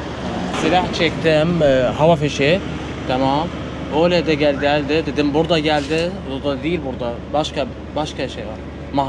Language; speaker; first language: Turkish; non-native, learner; Arabic